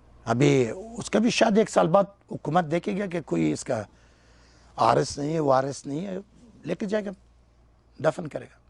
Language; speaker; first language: Hindi; non-native, learner; Persian